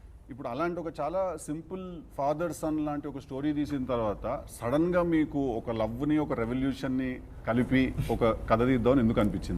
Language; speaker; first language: Telugu; native; Telugu